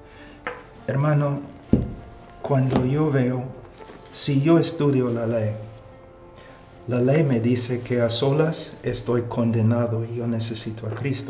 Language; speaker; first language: Spanish; non-native, fluent; English